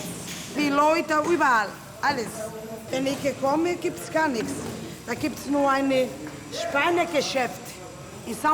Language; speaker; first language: German; non-native, learner; Portuguese